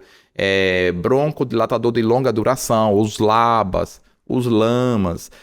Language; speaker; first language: Portuguese; native; Portuguese